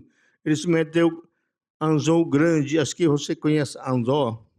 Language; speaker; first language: Portuguese; non-native, local second language; Yanomámi